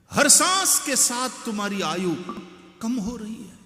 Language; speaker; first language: Hindi; non-native, local second language; Gujarati